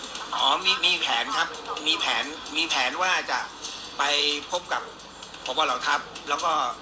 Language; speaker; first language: Thai; native; Thai